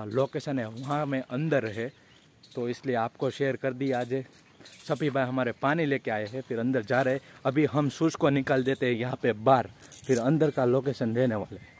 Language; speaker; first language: Hindi; non-native, local second language; Gujarati